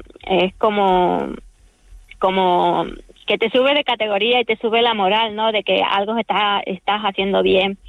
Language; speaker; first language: Spanish; native; Spanish